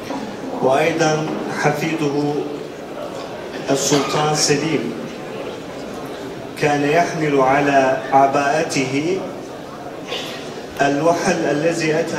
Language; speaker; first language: Arabic; non-native, fluent; Turkish